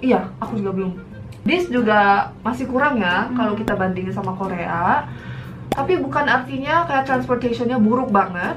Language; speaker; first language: Indonesian; early bilingual, heritage; Korean